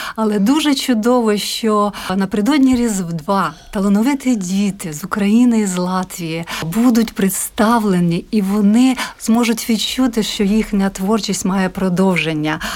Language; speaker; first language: Ukrainian; native; Ukrainian